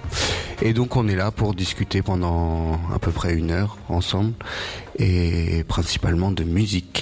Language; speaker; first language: French; native; French